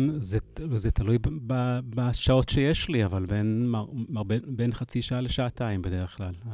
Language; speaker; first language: Hebrew; non-native, fluent; English